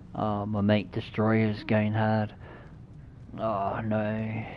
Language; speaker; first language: English; native; English